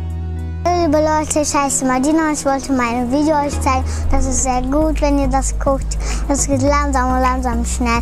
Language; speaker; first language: German; early bilingual, other home language; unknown